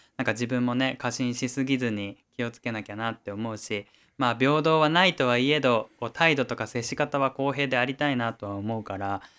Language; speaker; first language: Japanese; native; Japanese